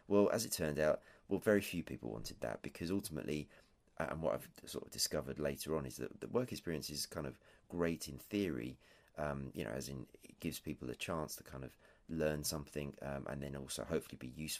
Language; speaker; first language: English; native; English